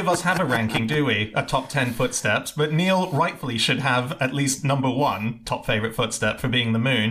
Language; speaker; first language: English; native; English